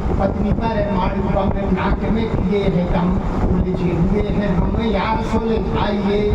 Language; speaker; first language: Hindi; native; Hindi